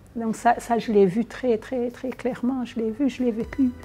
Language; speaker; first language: French; non-native, local second language; Kinyarwanda